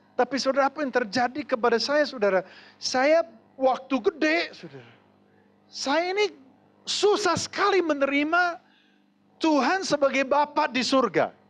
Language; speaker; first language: Indonesian; non-native, fluent; English